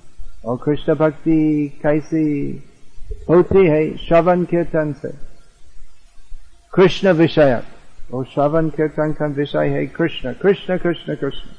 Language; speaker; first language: Hindi; non-native, fluent; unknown